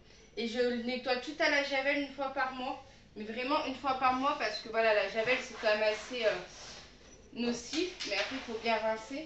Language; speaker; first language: French; native; French